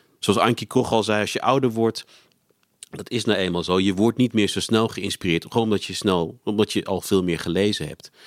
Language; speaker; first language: Dutch; native; Dutch